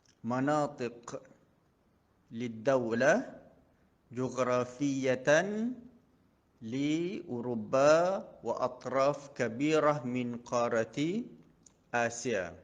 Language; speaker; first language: Arabic; non-native, fluent; Malay